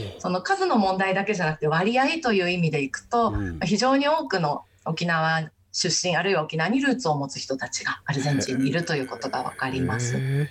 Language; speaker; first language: Japanese; native; Japanese